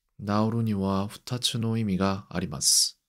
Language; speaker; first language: Japanese; non-native, learner; Korean